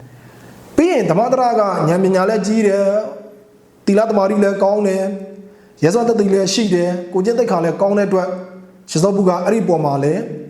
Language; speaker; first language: Burmese; non-native, local second language; Mon